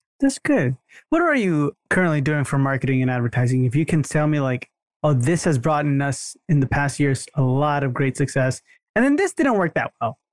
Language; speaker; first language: English; native; English